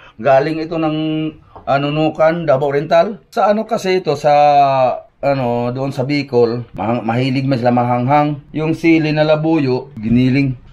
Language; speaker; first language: Filipino; non-native, local second language; Cebuano